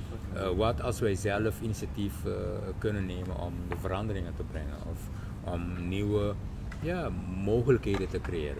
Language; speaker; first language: Dutch; non-native, local second language; Papiamento